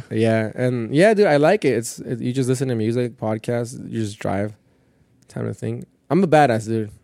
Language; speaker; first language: English; early bilingual, other home language; Spanish